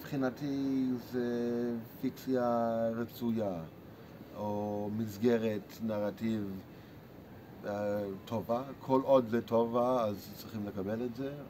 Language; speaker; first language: Hebrew; non-native, fluent; English